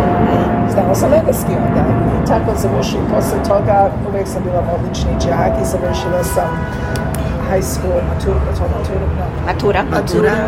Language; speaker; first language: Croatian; early bilingual, heritage; Serbian